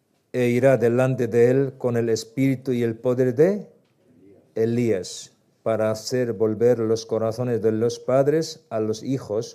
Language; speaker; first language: Spanish; non-native, learner; Korean